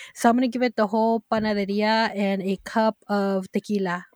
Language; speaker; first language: English; early bilingual, other home language; Spanish